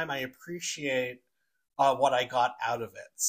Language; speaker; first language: English; native; English